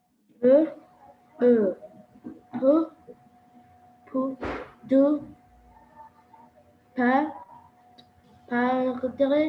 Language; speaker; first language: French; non-native, learner; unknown